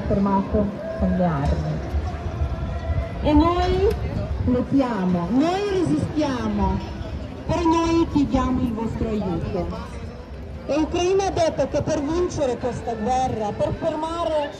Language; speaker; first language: Italian; non-native, fluent; Ukrainian